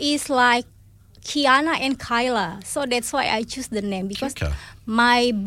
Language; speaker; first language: English; non-native, fluent; Indonesian